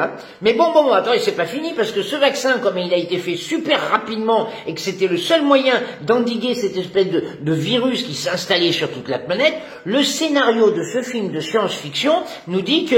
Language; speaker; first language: French; native; French